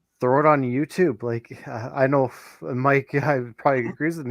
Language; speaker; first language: English; native; English